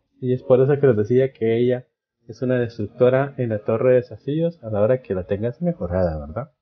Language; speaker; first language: Spanish; native; Spanish